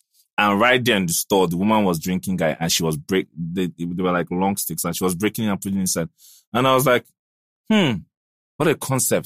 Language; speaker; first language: English; non-native, local second language; Igbo